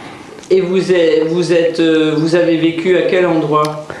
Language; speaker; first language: French; native; French